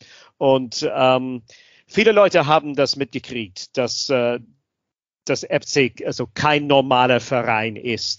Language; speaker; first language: German; non-native, fluent; English